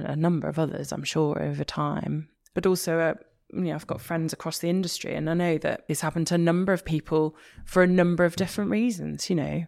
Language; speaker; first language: English; native; English